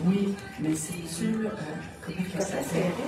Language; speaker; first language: French; native; French